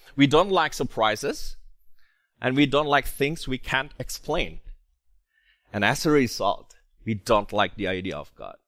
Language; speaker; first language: English; non-native, fluent; Indonesian